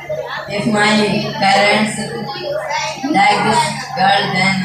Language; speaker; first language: English; non-native, learner; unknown